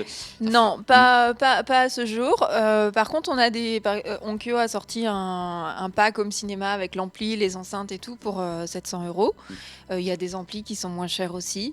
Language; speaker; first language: French; native; French